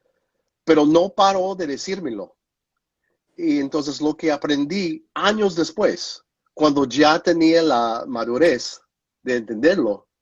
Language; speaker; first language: Spanish; non-native, fluent; English